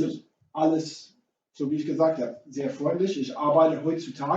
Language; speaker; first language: German; non-native, fluent; English